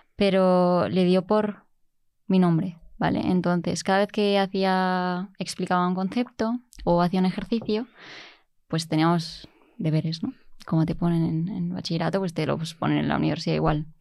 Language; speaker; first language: Spanish; native; Spanish